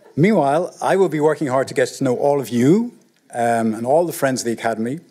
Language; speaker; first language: English; native; English